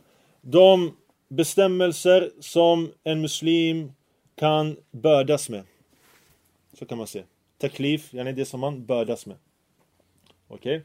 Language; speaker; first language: Swedish; early bilingual, other home language; Arabic